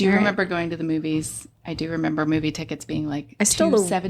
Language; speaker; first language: English; native; English